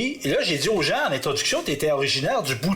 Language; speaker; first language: French; native; French